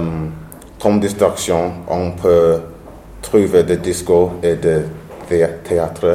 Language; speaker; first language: French; non-native, learner; English